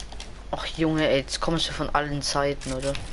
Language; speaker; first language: German; native; German